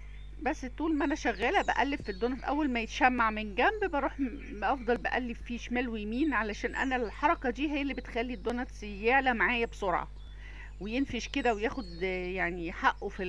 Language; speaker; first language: Arabic; native; Arabic